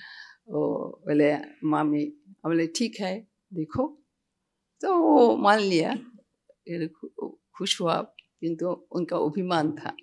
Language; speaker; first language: Hindi; non-native, local second language; Bangla